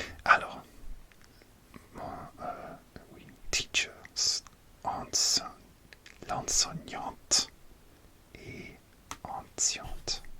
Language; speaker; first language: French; non-native, learner; English